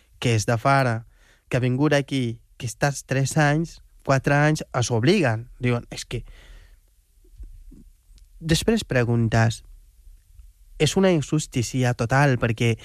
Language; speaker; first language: Catalan; non-native, fluent; Wolof